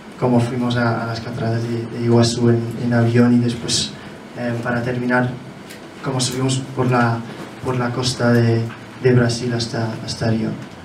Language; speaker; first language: Spanish; non-native, fluent; English